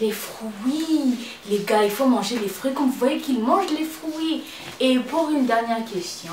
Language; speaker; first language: French; non-native, local second language; Kinyarwanda